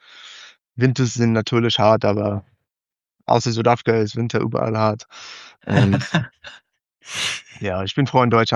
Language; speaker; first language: German; non-native, learner; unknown